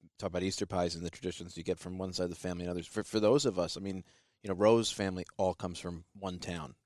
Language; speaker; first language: English; native; English